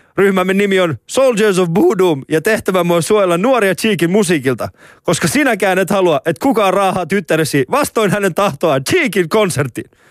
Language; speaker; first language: Finnish; early bilingual, other home language; Persian